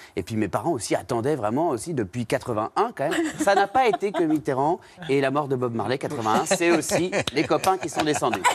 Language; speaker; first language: French; native; French